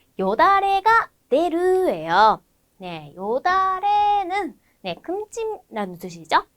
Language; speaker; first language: Korean; non-native, fluent; Japanese